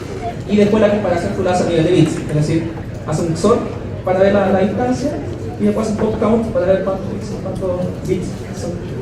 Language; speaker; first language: Spanish; native; Spanish